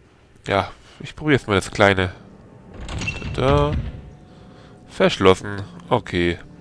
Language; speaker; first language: German; native; German